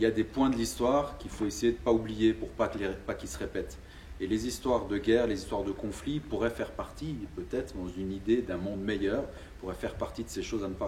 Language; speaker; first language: French; native; French